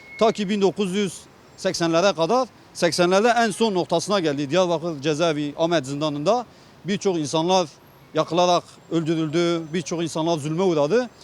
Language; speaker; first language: Turkish; non-native, local second language; Kurdish